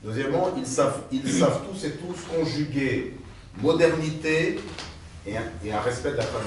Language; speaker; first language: French; native; French